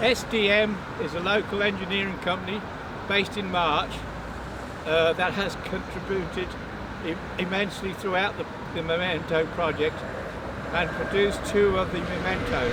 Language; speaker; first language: English; native; English